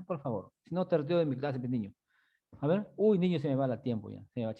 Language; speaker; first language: Spanish; native; Spanish